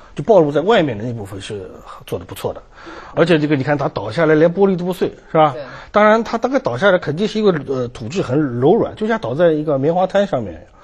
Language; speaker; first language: Chinese; native; Chinese